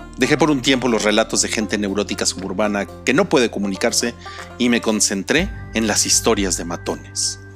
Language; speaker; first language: Spanish; native; Spanish